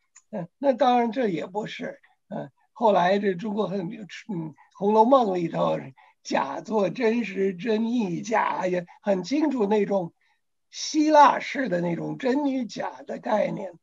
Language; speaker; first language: Chinese; non-native, fluent; English